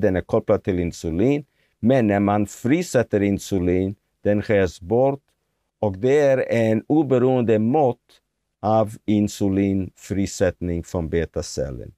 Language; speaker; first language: Swedish; non-native, fluent; Hebrew